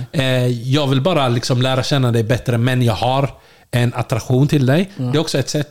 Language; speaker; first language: Swedish; early bilingual, other home language; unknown